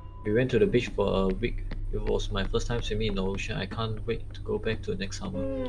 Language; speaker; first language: English; non-native, local second language; Chinese